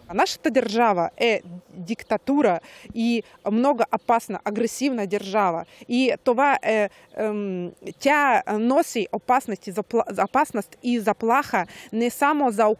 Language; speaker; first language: Bulgarian; non-native, learner; Russian